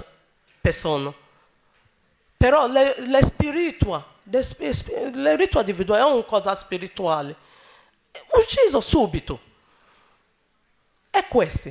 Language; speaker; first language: Italian; non-native, learner; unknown